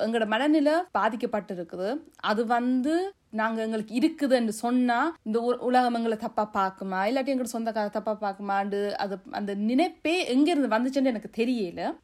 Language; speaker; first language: Tamil; early bilingual, heritage; Tamil